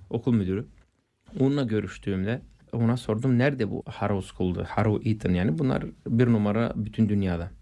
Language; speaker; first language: Turkish; non-native, fluent; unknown